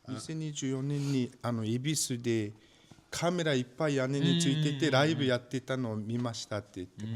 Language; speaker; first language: Japanese; non-native, fluent; Mongolian